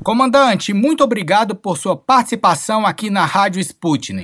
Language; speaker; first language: Portuguese; native; Portuguese